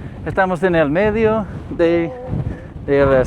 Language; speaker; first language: Spanish; non-native, learner; English